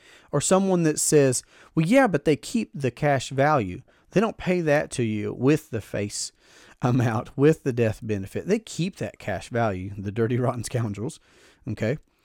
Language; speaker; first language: English; native; English